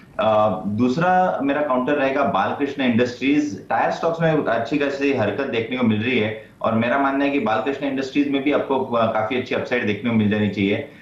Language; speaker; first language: Hindi; non-native, local second language; Marathi